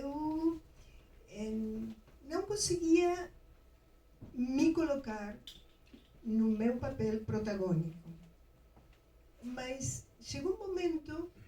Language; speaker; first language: Portuguese; non-native, fluent; Spanish